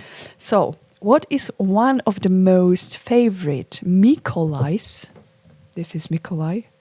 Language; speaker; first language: English; non-native, fluent; Polish